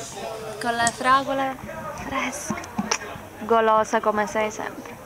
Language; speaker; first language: Italian; non-native, fluent; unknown